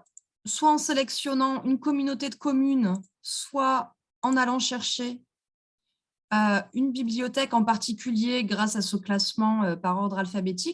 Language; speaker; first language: French; native; French